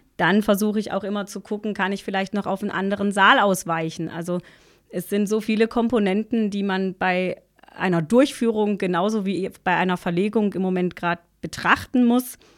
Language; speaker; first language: German; native; German